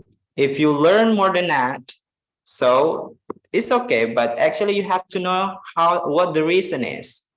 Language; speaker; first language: English; non-native, fluent; Indonesian